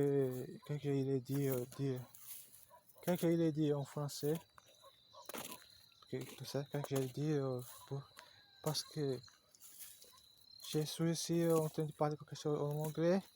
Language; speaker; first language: French; non-native, learner; Portuguese